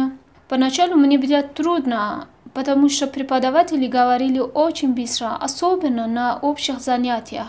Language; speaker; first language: Russian; non-native, fluent; Persian